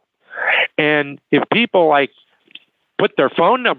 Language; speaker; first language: English; native; English